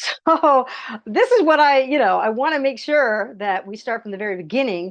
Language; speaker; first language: English; native; English